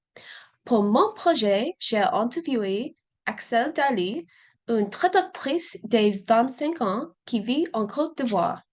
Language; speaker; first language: French; non-native, learner; English